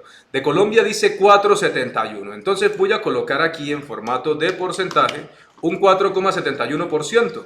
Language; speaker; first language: Spanish; native; Spanish